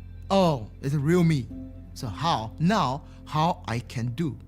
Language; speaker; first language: English; non-native, learner; Chinese